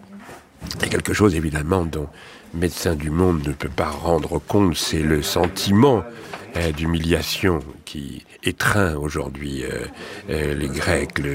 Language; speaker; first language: French; native; French